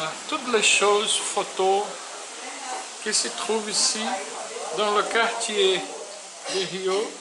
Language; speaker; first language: French; non-native, learner; Portuguese